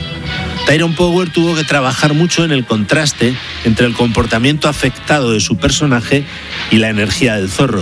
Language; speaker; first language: Spanish; native; Spanish